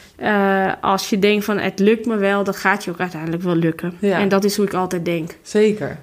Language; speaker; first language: Dutch; non-native, fluent; Albanian